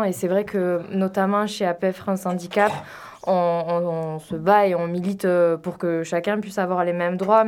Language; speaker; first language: French; native; French